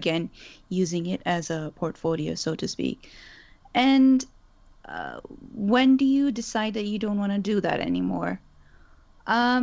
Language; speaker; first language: English; non-native, local second language; Urdu